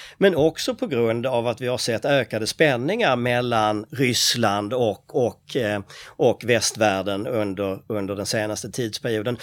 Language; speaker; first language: Swedish; native; Swedish